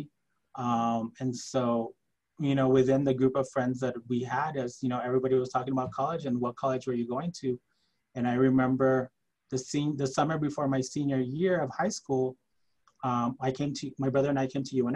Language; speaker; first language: English; early bilingual, other home language; Spanish